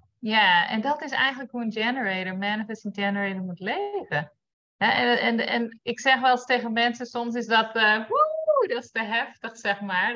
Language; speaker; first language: Dutch; native; Dutch